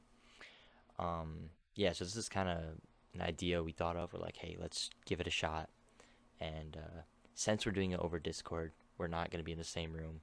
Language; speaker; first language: English; native; English